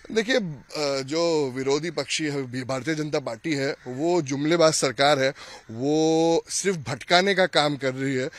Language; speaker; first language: Hindi; non-native, local second language; Urdu